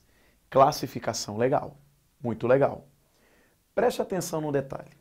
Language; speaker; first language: Portuguese; native; Portuguese